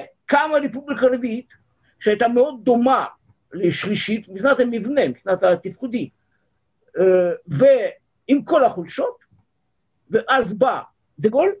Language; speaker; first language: Hebrew; non-native, fluent; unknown